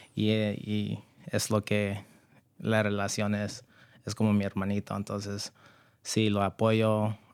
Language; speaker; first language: Spanish; early bilingual, heritage; Spanish